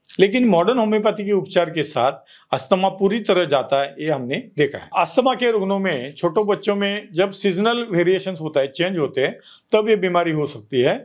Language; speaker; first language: Hindi; non-native, local second language; Marathi